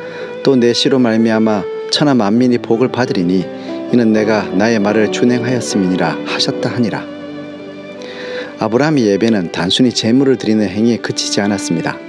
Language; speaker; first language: Korean; native; Korean